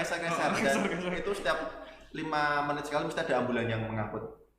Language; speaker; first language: Indonesian; native; Indonesian